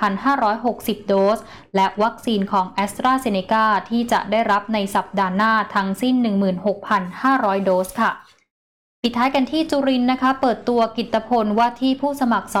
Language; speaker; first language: Thai; native; Thai